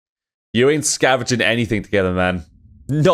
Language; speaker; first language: English; native; English